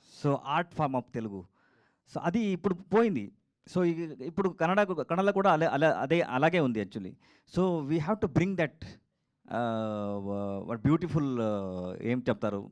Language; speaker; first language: Telugu; non-native, learner; Kannada